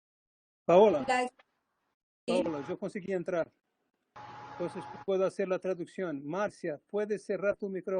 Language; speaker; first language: Spanish; non-native, fluent; Portuguese